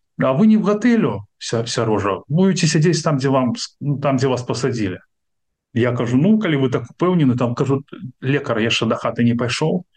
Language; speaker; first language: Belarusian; non-native, local second language; Russian